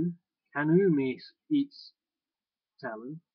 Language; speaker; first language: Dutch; non-native, learner; English